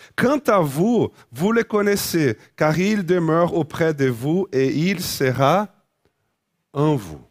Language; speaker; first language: French; non-native, fluent; Portuguese